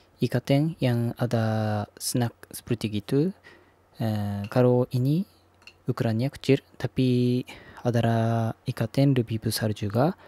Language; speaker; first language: Indonesian; non-native, learner; Japanese